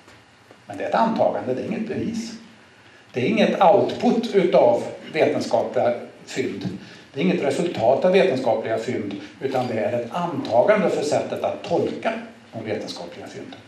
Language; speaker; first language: Swedish; native; Swedish